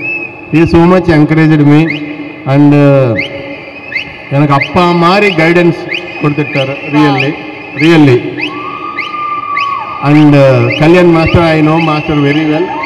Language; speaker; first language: Tamil; non-native, learner; Telugu